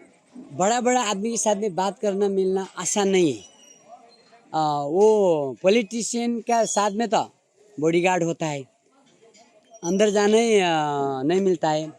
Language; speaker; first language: Hindi; non-native, learner; Nepali